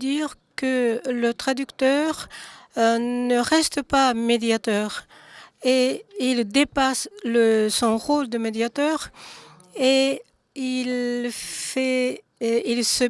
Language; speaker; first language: French; non-native, fluent; Japanese